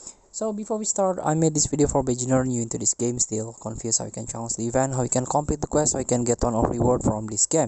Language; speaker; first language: English; non-native, learner; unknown